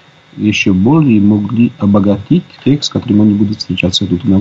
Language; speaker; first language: Russian; non-native, fluent; Polish